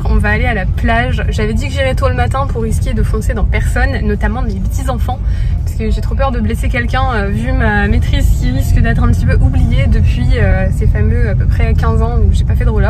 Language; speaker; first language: French; native; French